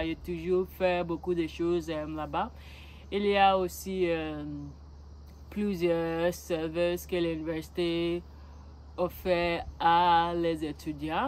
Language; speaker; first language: French; non-native, learner; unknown